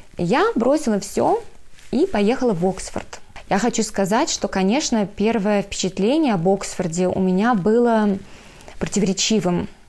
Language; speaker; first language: Russian; native; Russian